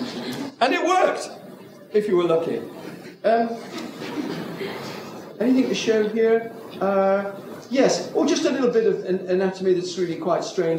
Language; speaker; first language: English; native; English